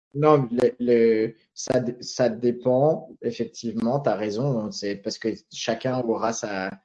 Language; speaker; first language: French; native; French